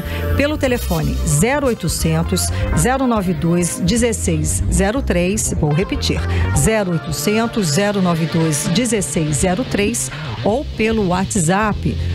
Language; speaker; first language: Portuguese; native; Portuguese